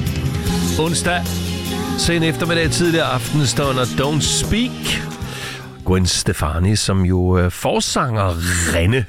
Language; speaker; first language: Danish; native; Danish